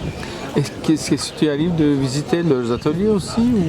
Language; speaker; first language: French; non-native, fluent; Turkish